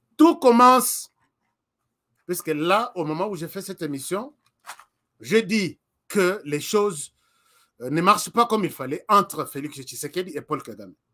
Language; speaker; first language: French; non-native, local second language; Lingala